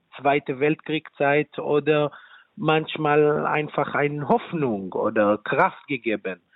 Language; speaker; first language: German; non-native, fluent; Hebrew